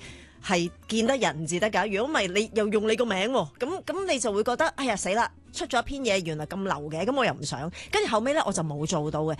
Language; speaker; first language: Cantonese; native; Cantonese